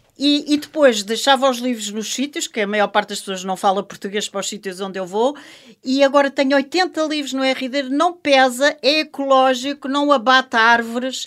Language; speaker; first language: Portuguese; non-native, local second language; French